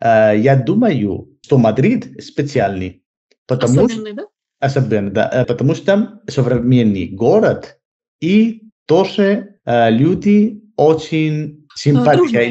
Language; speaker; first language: Russian; non-native, learner; Spanish